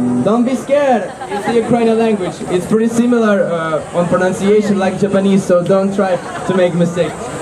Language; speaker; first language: English; non-native, fluent; Ukrainian